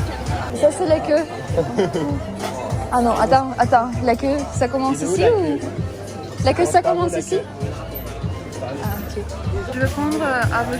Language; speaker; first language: French; non-native, fluent; Russian